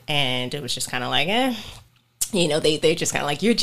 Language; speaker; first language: English; native; English